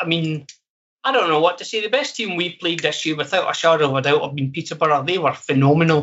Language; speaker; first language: English; native; English